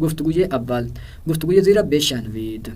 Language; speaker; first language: Persian; non-native, fluent; Urdu